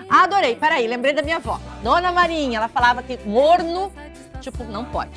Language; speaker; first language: Portuguese; native; Portuguese